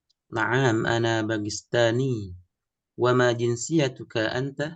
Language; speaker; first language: Arabic; non-native, learner; Indonesian